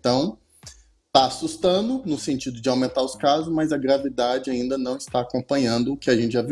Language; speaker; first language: Portuguese; native; Portuguese